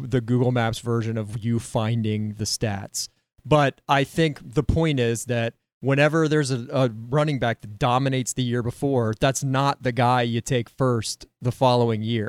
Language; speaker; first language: English; native; English